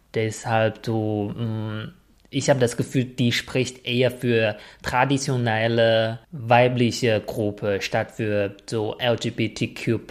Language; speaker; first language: German; non-native, fluent; Chinese